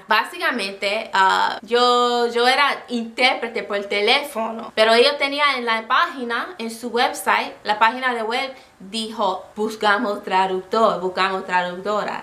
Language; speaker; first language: Spanish; non-native, fluent; English